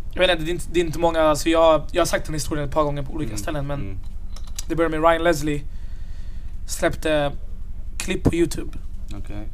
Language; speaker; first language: Swedish; early bilingual, other home language; Arabic